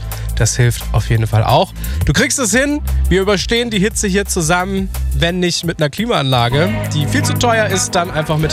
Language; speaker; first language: German; native; German